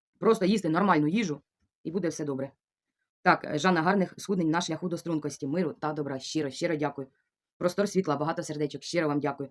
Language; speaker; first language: Ukrainian; non-native, local second language; Russian